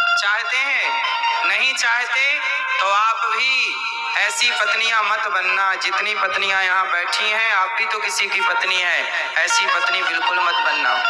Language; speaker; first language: Hindi; native; Hindi